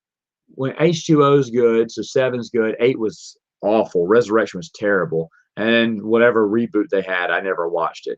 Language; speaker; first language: English; native; English